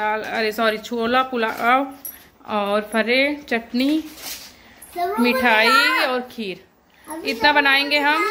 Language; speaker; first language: Hindi; native; Hindi